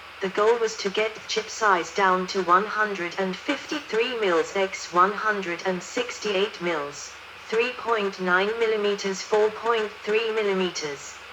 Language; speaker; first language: English; non-native, learner; Danish